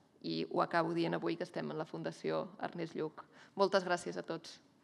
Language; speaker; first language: Catalan; native; Catalan